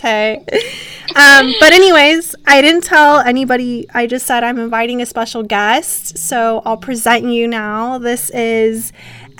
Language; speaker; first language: English; native; English